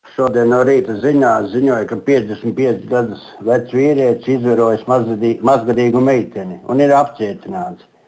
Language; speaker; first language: Latvian; non-native, local second language; Russian